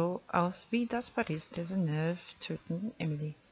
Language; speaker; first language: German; non-native, fluent; Korean